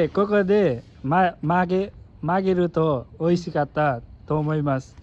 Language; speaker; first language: Japanese; non-native, learner; Nepali